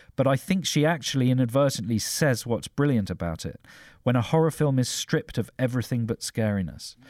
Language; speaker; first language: English; native; English